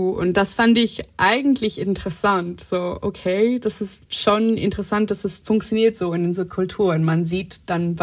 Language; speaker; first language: German; non-native, fluent; English